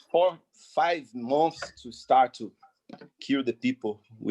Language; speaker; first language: English; non-native, fluent; Portuguese